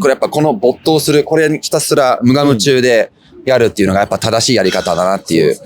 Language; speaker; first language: Japanese; non-native, fluent; English